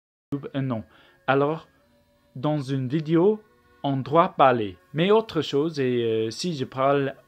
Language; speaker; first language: French; non-native, learner; English